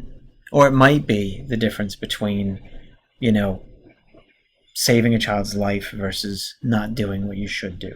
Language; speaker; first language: English; native; English